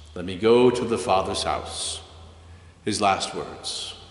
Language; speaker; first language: English; native; English